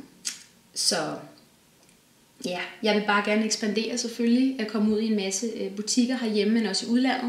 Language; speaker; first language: Danish; native; Danish